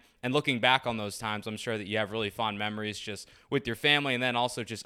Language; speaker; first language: English; native; English